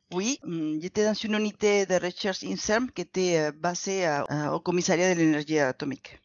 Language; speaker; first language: French; non-native, fluent; Spanish